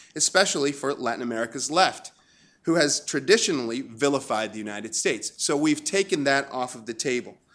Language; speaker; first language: English; non-native, fluent; Spanish